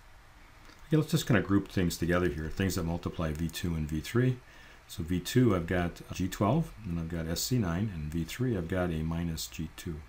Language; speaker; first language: English; native; English